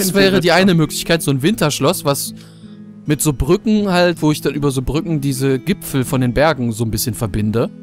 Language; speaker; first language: German; native; German